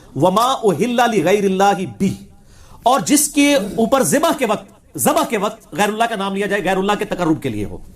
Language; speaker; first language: Urdu; non-native, local second language; Punjabi